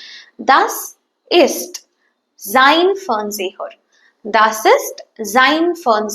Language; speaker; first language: German; non-native, fluent; Tamil